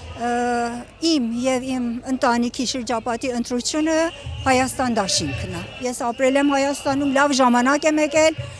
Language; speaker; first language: Armenian; early bilingual, heritage; Armenian